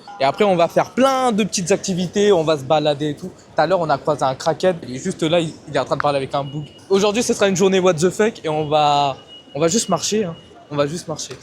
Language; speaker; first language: French; native; French